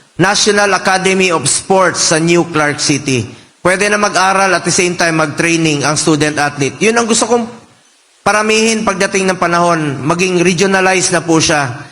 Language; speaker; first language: Filipino; non-native, local second language; Cebuano